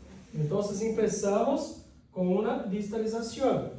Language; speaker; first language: Spanish; non-native, fluent; Portuguese